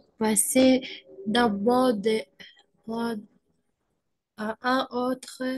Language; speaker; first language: French; non-native, learner; Arabic